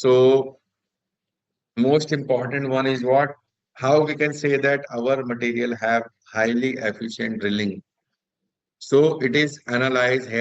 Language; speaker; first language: English; non-native, local second language; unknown